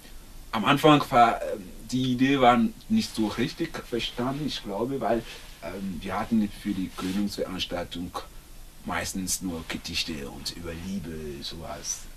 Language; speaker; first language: German; non-native, fluent; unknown